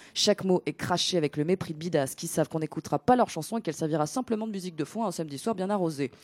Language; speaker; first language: French; non-native, fluent; Greek